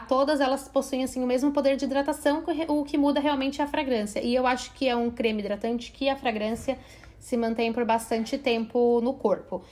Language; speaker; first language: Portuguese; native; Portuguese